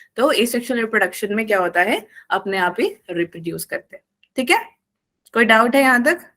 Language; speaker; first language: Hindi; non-native, local second language; Malayalam